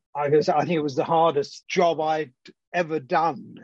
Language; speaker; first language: English; early bilingual, other home language; Greek